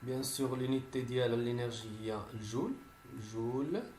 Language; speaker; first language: French; non-native, local second language; Arabic